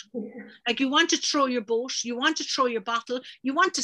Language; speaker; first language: English; native; English